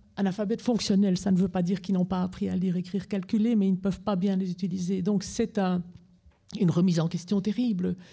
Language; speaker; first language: French; native; French